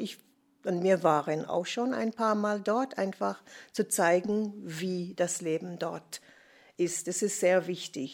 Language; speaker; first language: German; non-native, fluent; English